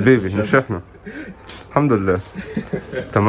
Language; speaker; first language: Arabic; native; Arabic